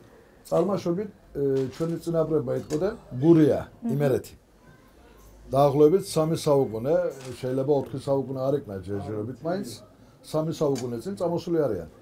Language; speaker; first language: Georgian; early bilingual, heritage; Georgian